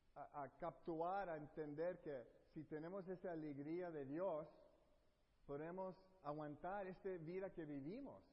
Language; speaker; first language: Spanish; early bilingual, heritage; Spanish